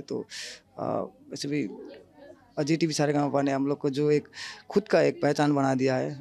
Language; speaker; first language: Hindi; non-native, local second language; Nepali